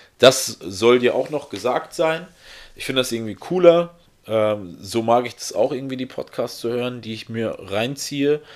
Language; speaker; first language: German; early bilingual, other home language; Russian